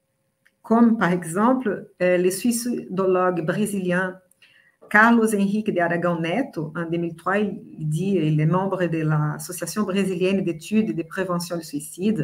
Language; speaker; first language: French; non-native, fluent; Portuguese